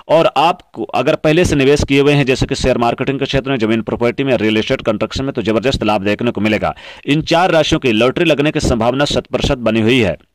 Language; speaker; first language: Hindi; native; Hindi